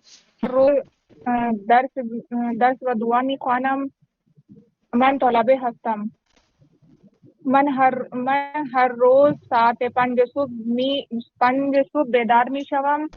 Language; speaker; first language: Persian; non-native, learner; Urdu